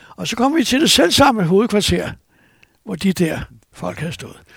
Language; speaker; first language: Danish; native; Danish